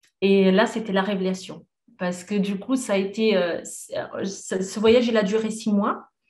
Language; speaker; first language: French; non-native, fluent; Portuguese